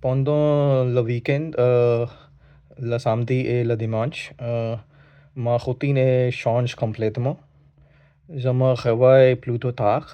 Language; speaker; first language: French; non-native, learner; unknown